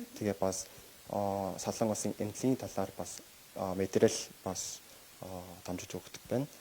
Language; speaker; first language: Mongolian; non-native, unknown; Korean